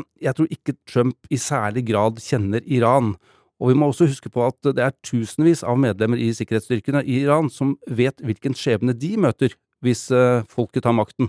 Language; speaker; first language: Norwegian; native; Norwegian